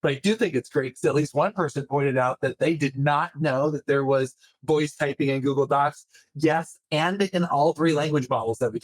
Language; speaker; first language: English; native; English